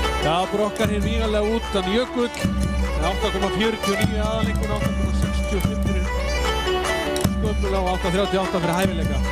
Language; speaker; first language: Icelandic; native; Icelandic